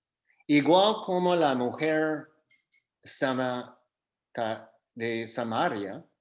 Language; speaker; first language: Spanish; non-native, fluent; English